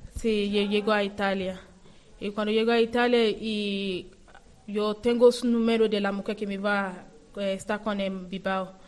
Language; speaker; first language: Spanish; non-native, learner; Yoruba